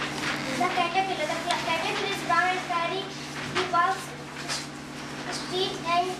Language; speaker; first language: English; non-native, learner; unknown